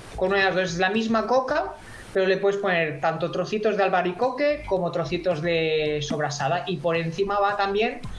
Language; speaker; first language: Spanish; native; Spanish